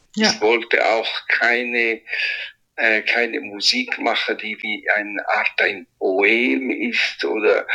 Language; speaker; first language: German; non-native, fluent; Italian